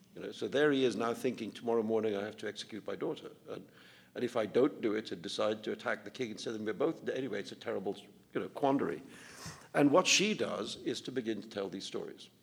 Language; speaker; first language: English; non-native, local second language; Urdu